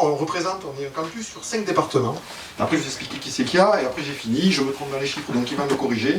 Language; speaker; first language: French; native; French